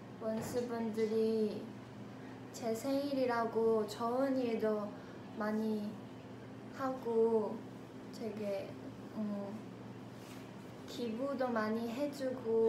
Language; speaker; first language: Korean; non-native, fluent; Chinese